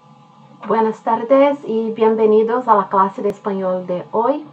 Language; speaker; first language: Spanish; non-native, fluent; Norwegian